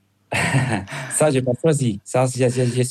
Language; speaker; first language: French; non-native, fluent; Spanish